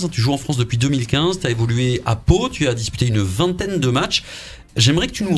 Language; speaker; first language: French; native; French